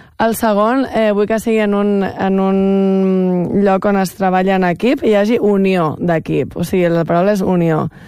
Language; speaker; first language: Catalan; native; Catalan